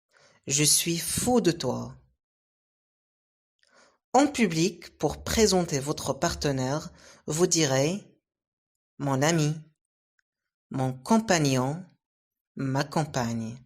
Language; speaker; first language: French; non-native, local second language; Arabic